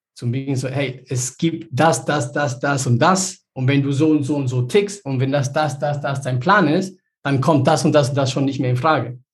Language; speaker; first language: German; early bilingual, other home language; Spanish